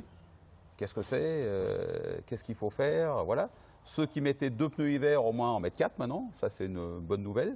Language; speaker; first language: French; native; French